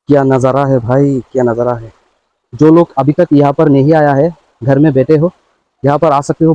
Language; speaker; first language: Hindi; non-native, local second language; Bangla